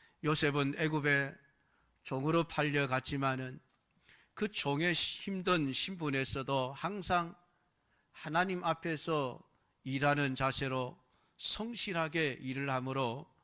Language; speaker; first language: Korean; native; Korean